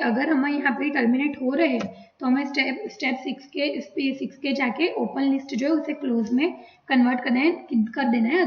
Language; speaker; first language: Hindi; non-native, local second language; Gujarati